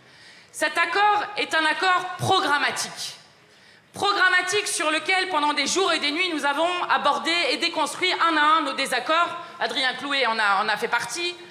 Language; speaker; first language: French; native; French